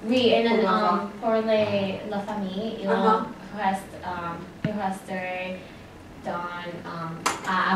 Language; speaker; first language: French; non-native, learner; English